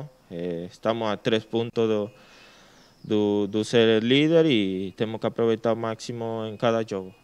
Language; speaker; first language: Portuguese; non-native, learner; Spanish